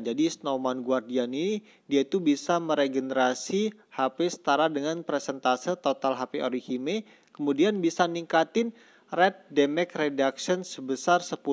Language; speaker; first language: Indonesian; native; Indonesian